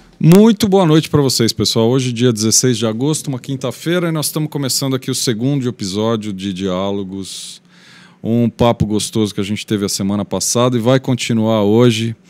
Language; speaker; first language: Portuguese; native; Portuguese